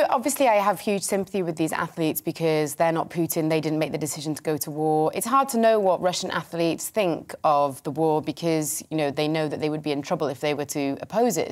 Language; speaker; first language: English; native; English